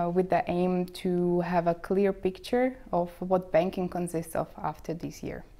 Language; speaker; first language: English; non-native, fluent; Slovak